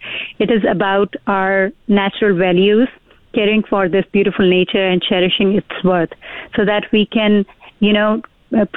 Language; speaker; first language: English; non-native, local second language; Urdu